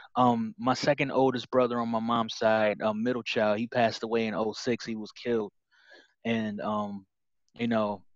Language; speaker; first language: English; native; English